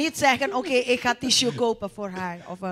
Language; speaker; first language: Dutch; non-native, fluent; Indonesian